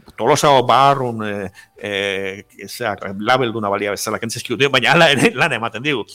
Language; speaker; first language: Basque; native; Basque